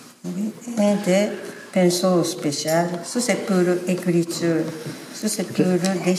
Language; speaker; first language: French; non-native, learner; Japanese